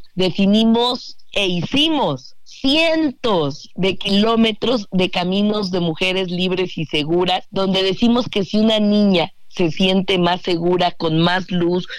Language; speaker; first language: Spanish; native; Spanish